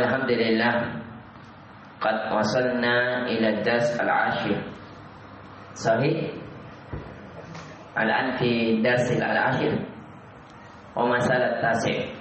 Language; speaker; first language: Arabic; non-native, fluent; Indonesian